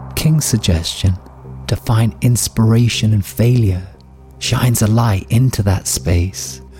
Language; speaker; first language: English; native; English